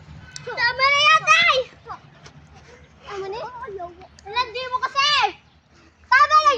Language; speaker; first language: Filipino; non-native, local second language; Cebuano